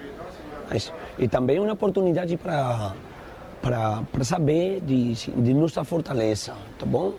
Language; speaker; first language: Portuguese; non-native, learner; Spanish